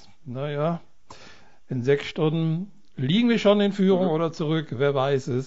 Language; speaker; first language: German; native; German